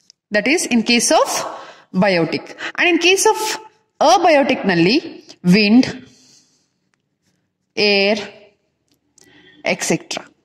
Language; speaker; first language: English; non-native, local second language; Kannada